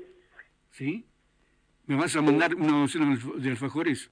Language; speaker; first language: Spanish; native; Spanish